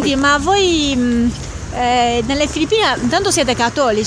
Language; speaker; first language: Italian; native; Italian